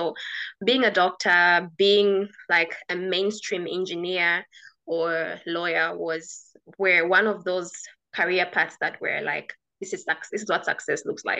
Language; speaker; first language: English; non-native, local second language; Bemba